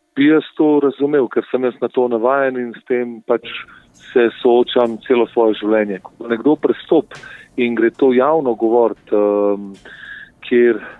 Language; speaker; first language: Slovenian; early bilingual, other home language; Bosnian